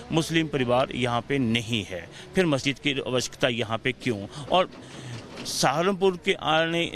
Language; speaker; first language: Hindi; native; Hindi